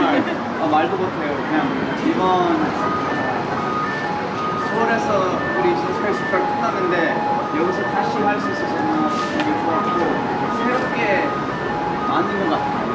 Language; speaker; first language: Korean; early bilingual, heritage; English